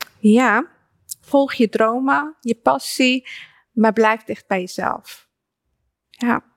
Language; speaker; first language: Dutch; early bilingual, other home language; Persian